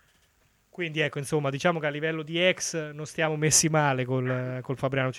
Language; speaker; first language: Italian; native; Italian